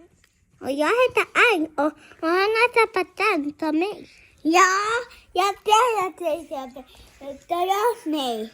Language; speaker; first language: Swedish; early bilingual, other home language; Mongolian